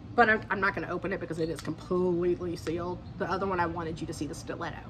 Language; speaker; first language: English; native; English